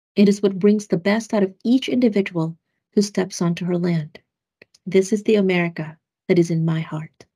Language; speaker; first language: English; early bilingual, other home language; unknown